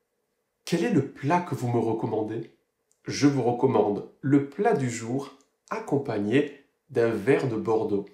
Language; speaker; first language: French; native; French